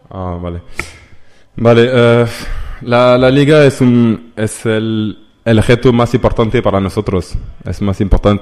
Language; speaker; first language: Spanish; non-native, learner; French